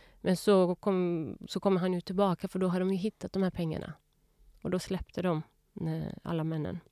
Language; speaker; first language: Swedish; early bilingual, other home language; Persian